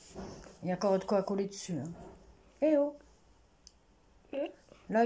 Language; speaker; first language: French; native; French